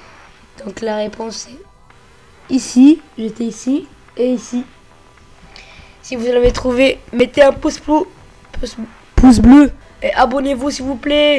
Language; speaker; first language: French; early bilingual, other home language; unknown